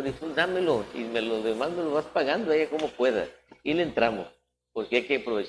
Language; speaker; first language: Spanish; native; Spanish